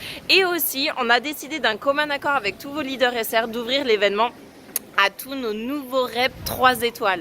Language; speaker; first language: French; native; French